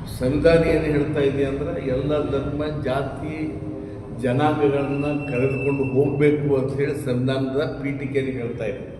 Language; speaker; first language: Kannada; native; Kannada